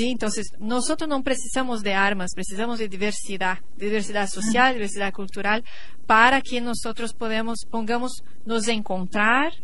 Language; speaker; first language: Spanish; non-native, learner; Portuguese